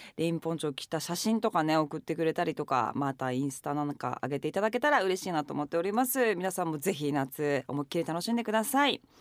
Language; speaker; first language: Japanese; native; Japanese